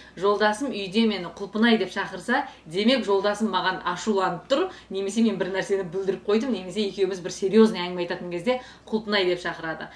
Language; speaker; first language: Kazakh; native; Kazakh